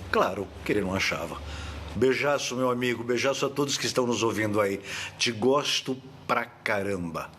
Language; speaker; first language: Portuguese; native; Portuguese